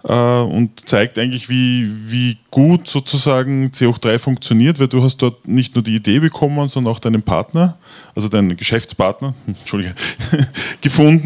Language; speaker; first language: German; native; German